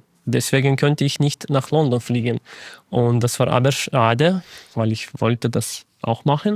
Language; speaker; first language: German; non-native, fluent; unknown